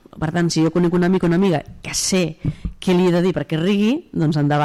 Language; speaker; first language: Catalan; native; Catalan